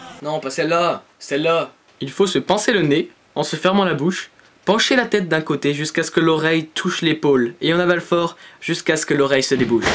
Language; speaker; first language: French; native; French